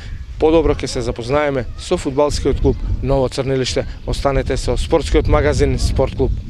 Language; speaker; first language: Macedonian; native; Macedonian